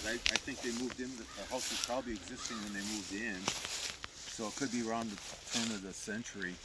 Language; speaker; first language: English; native; English